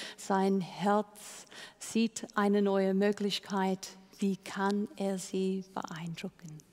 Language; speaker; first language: German; non-native, fluent; English